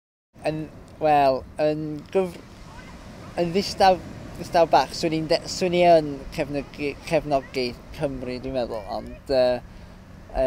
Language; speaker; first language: Welsh; non-native, fluent; English